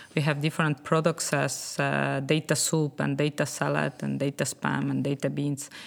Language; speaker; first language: English; non-native, fluent; Estonian